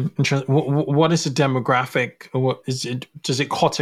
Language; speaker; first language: English; non-native, local second language; Yoruba